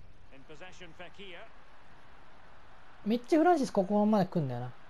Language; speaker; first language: Japanese; native; Japanese